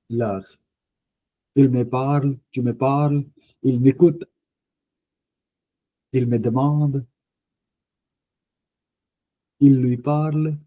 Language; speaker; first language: French; non-native, fluent; Punjabi